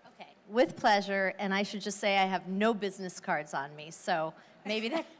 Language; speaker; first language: English; native; English